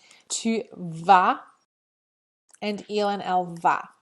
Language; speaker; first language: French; non-native, fluent; English